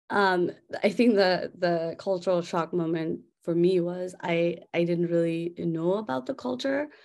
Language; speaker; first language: English; non-native, local second language; Nepali